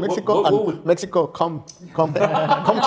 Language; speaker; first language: English; non-native, learner; Spanish